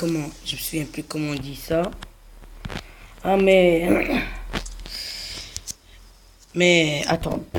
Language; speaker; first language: French; non-native, local second language; Arabic